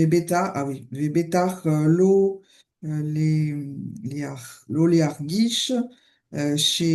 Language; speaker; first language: Hebrew; non-native, learner; French